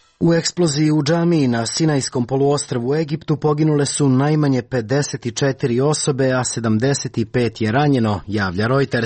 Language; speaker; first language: Serbian; native; Serbian